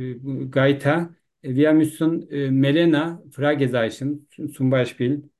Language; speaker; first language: German; non-native, learner; Turkish